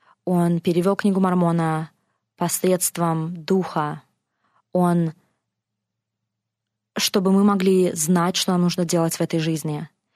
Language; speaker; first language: Russian; native; Russian